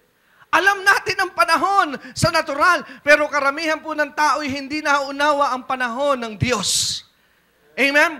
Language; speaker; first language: Filipino; native; Filipino